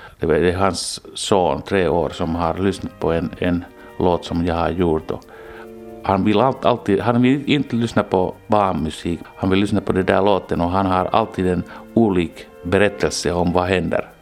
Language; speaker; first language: Swedish; non-native, local second language; Finnish